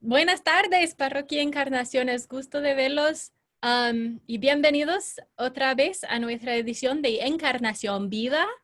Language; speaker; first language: Spanish; non-native, fluent; English